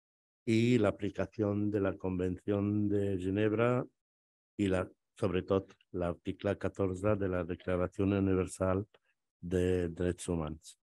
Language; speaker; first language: Catalan; non-native, fluent; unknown